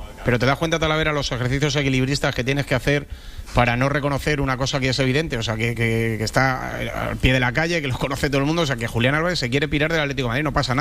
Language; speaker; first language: Spanish; native; Spanish